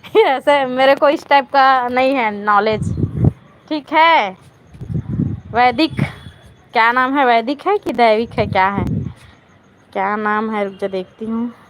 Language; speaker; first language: Hindi; native; Hindi